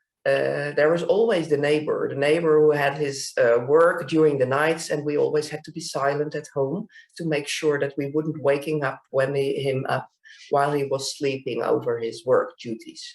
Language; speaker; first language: English; non-native, fluent; Dutch